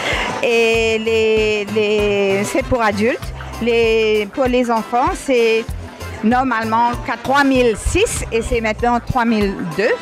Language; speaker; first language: French; non-native, local second language; Morisyen